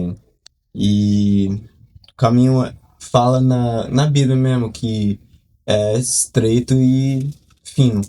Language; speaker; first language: Portuguese; early bilingual, heritage; Portuguese